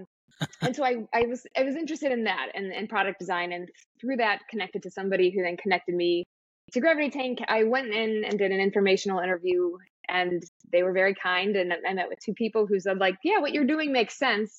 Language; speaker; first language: English; native; English